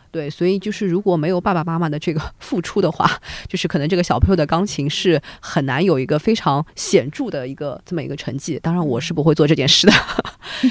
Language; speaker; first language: Chinese; native; Chinese